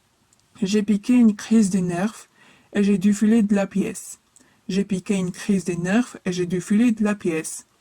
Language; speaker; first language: French; non-native, fluent; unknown